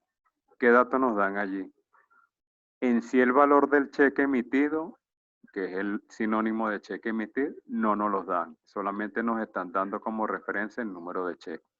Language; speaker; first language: Spanish; native; Spanish